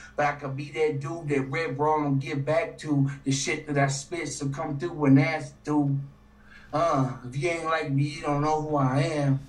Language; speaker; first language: English; native; English